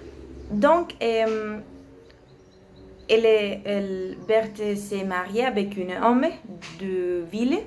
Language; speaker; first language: French; non-native, learner; Spanish